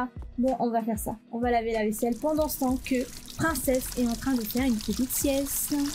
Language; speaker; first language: French; native; French